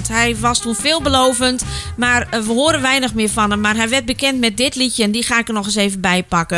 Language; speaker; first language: Dutch; native; Dutch